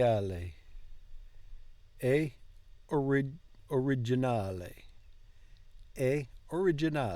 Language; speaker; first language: Italian; non-native, learner; English